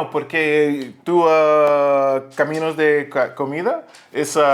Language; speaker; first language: Spanish; non-native, learner; English